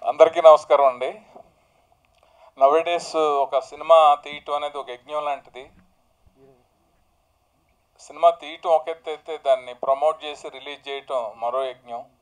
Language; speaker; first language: Telugu; native; Telugu